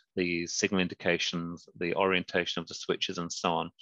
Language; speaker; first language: English; native; English